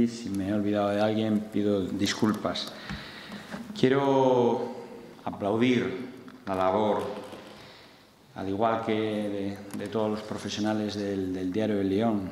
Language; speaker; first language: Spanish; native; Spanish